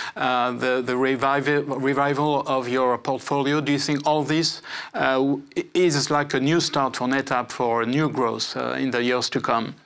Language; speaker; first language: English; non-native, fluent; French